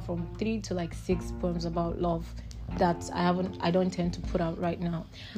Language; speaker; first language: English; non-native, local second language; Igbo